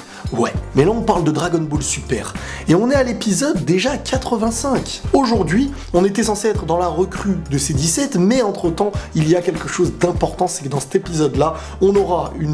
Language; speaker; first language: French; native; French